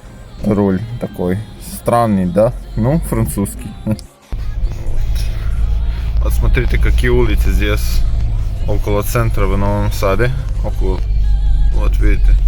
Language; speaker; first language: Russian; non-native, fluent; Serbian